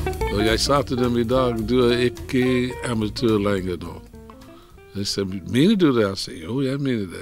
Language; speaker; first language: Norwegian; non-native, fluent; English